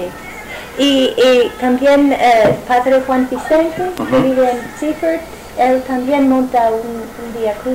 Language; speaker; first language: Spanish; non-native, fluent; English